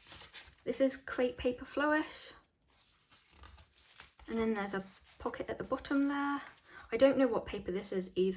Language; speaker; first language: English; native; English